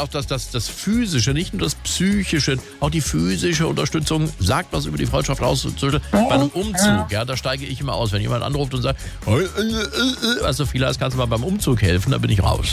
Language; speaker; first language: German; native; German